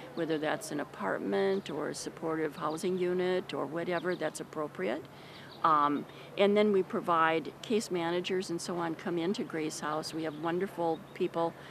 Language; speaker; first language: English; native; English